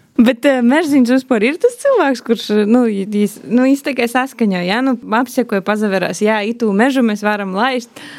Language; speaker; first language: Latvian; native; Latvian